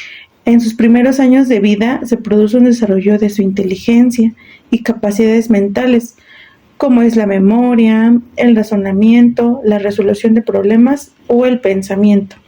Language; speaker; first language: Spanish; native; Spanish